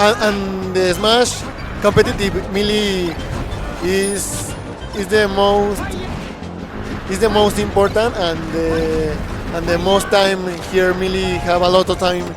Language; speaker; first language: English; non-native, learner; Spanish